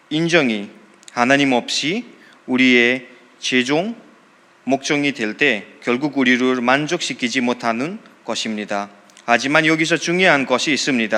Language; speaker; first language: Korean; non-native, fluent; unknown